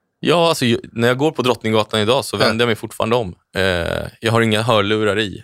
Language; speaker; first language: Swedish; native; Swedish